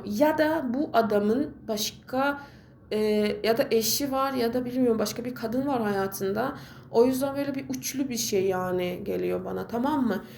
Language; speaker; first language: Turkish; non-native, fluent; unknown